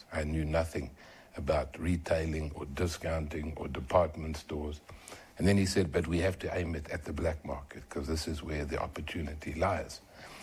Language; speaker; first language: English; native; English